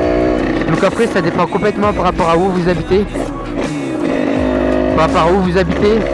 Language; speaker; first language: French; native; French